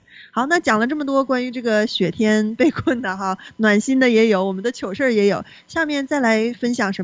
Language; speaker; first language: Chinese; native; Chinese